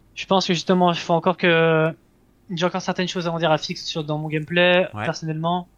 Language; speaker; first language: French; native; French